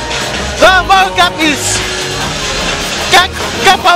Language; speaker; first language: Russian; non-native, learner; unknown